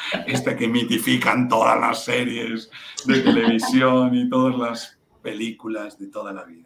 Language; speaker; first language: Spanish; native; Spanish